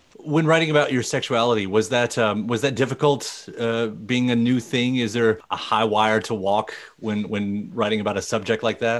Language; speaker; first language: English; native; English